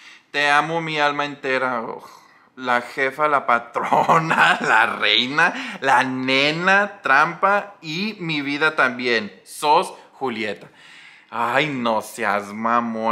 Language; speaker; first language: Spanish; early bilingual, heritage; Spanish